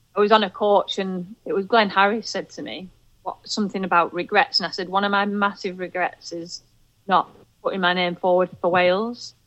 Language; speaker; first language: English; native; English